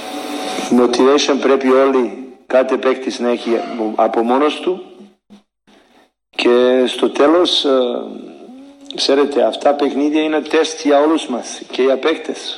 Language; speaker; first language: Greek; non-native, learner; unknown